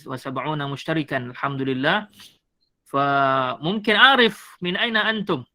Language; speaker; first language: Arabic; non-native, fluent; Malay